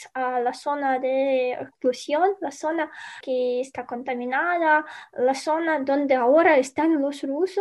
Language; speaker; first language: Spanish; non-native, fluent; Ukrainian